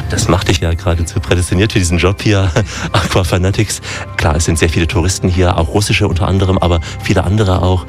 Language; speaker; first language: German; native; German